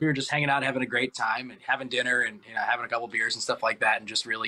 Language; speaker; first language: English; native; English